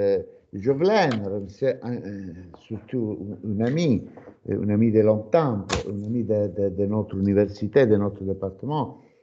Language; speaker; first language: French; non-native, fluent; Italian